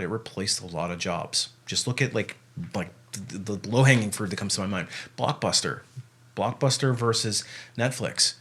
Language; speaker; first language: English; native; English